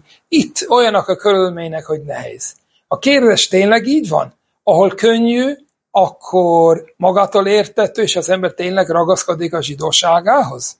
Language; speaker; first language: Hungarian; non-native, fluent; English